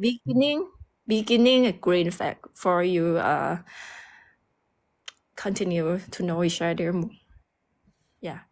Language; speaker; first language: English; non-native, learner; Thai